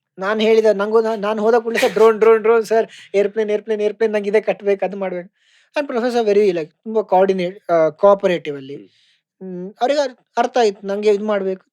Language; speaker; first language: Kannada; native; Kannada